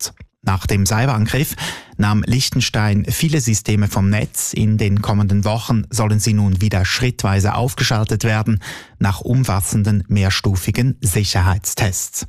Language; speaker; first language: German; native; German